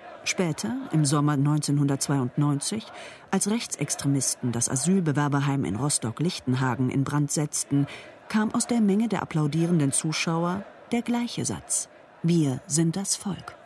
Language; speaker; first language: German; native; German